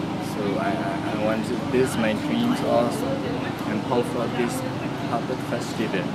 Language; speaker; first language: English; non-native, learner; Burmese